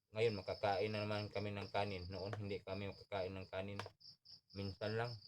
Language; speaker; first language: Filipino; non-native, local second language; Cebuano